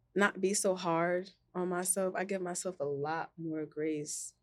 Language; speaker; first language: English; native; English